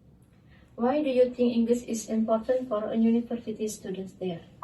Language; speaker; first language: English; non-native, learner; Indonesian